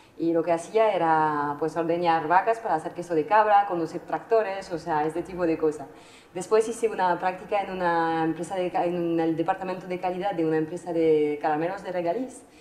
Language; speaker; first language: Spanish; non-native, fluent; French